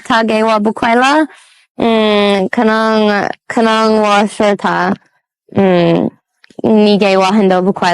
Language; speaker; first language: Chinese; non-native, learner; English